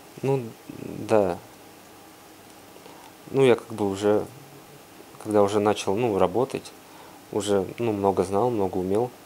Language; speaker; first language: Russian; native; Russian